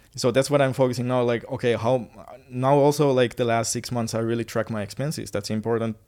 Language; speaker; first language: English; non-native, fluent; Finnish